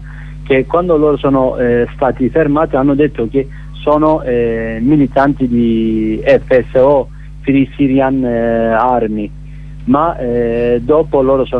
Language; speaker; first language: Italian; non-native, learner; Kurdish